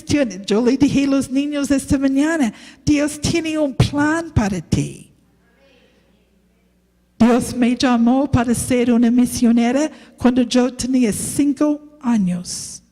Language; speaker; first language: Spanish; non-native, learner; English